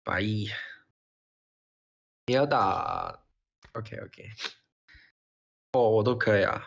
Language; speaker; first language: Chinese; non-native, local second language; Cantonese